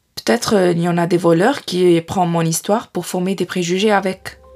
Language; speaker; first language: French; non-native, fluent; Arabic